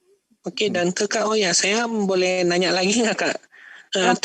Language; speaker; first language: Indonesian; native; Indonesian